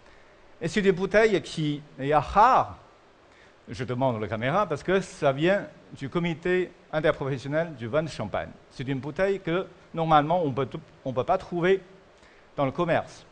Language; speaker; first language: French; non-native, fluent; Chinese